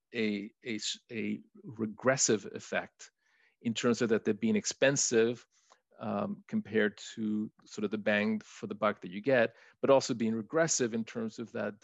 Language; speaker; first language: English; non-native, fluent; Spanish